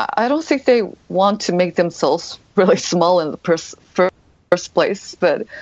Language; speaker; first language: English; non-native, fluent; Japanese